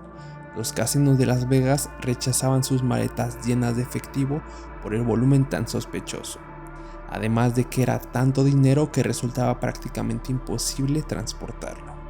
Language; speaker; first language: Spanish; native; Spanish